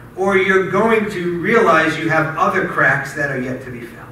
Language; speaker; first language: English; native; English